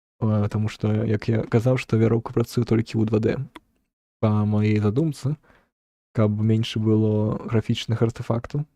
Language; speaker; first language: Belarusian; non-native, local second language; Russian